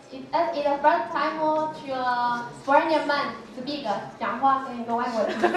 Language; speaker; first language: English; non-native, learner; Chinese